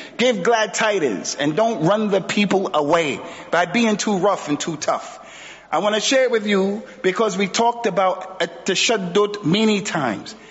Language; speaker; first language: English; native; English